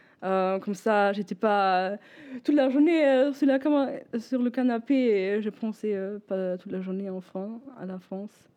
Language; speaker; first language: French; non-native, fluent; German